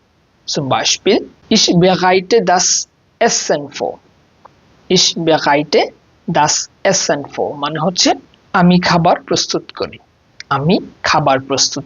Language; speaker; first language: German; non-native, fluent; Bangla